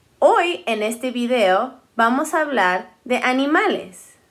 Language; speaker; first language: Spanish; early bilingual, heritage; Spanish